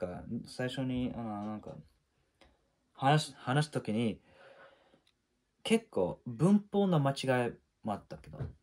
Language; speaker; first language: Japanese; non-native, fluent; English